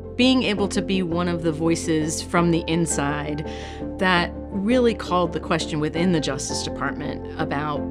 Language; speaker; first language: English; native; English